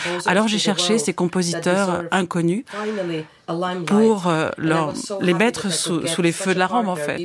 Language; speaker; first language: French; non-native, fluent; Ukrainian